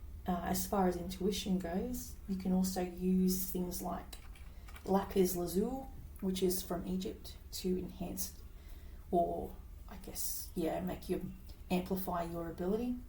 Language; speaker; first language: English; native; English